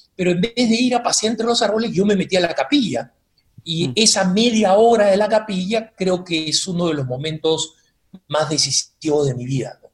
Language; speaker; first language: Spanish; native; Spanish